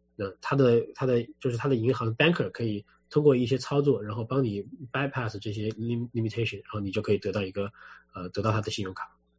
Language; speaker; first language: Chinese; native; Chinese